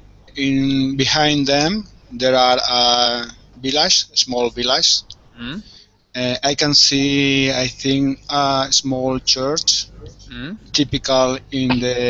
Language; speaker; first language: English; non-native, learner; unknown